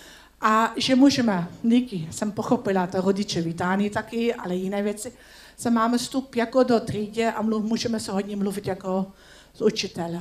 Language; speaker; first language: Czech; non-native, learner; Dutch